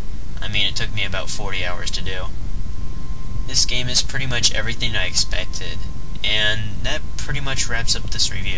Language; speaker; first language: English; native; English